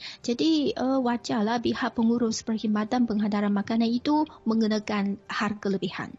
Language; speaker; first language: Malay; non-native, fluent; Chinese